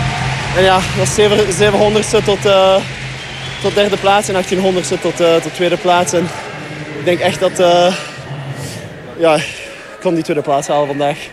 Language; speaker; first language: Dutch; non-native, local second language; French